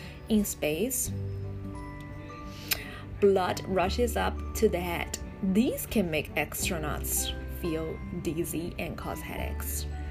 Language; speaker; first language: English; non-native, fluent; Chinese